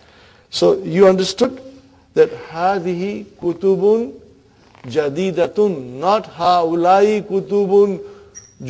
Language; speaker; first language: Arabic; non-native, fluent; Urdu